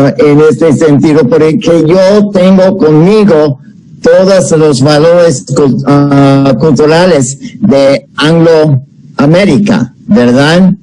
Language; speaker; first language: Spanish; non-native, fluent; English